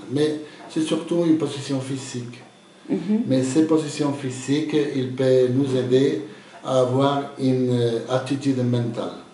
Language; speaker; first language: French; non-native, fluent; Spanish